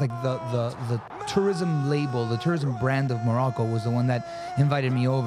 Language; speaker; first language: English; early bilingual, other home language; Spanish